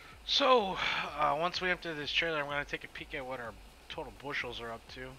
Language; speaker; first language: English; native; English